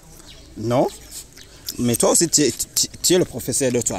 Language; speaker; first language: French; non-native, learner; Rundi